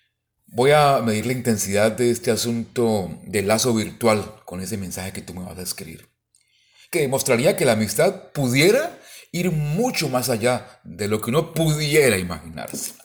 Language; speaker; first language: Spanish; native; Spanish